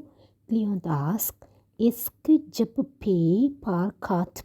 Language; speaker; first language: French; non-native, learner; Tamil